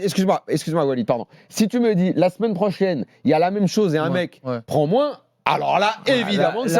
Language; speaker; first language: French; native; French